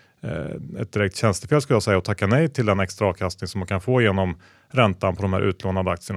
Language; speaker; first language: Swedish; native; Swedish